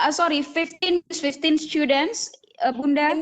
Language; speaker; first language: English; non-native, fluent; Indonesian